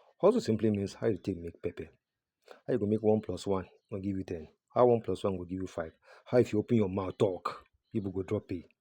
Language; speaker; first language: Nigerian Pidgin; non-native, local second language; Yoruba